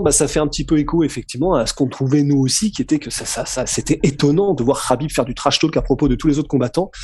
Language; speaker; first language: French; native; French